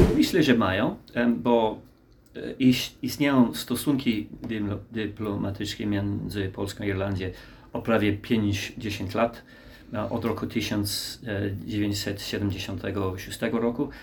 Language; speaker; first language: Polish; non-native, learner; English